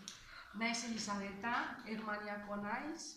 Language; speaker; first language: Basque; non-native, learner; Romanian